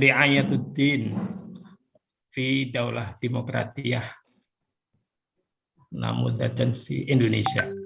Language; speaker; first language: Arabic; non-native, fluent; Indonesian